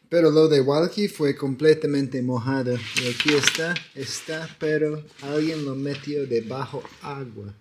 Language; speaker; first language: Spanish; non-native, learner; English